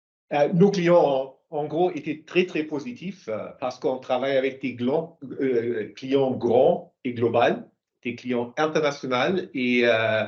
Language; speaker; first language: French; non-native, fluent; German